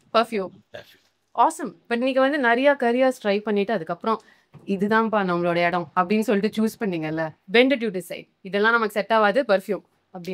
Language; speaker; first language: Tamil; native; Tamil